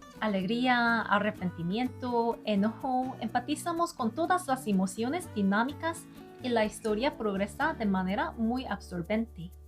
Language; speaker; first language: Spanish; non-native, learner; Korean